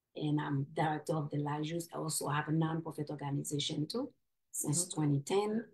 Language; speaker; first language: English; non-native, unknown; Haitian Creole